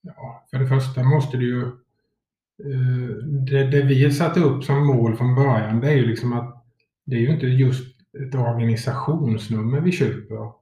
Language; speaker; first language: Swedish; native; Swedish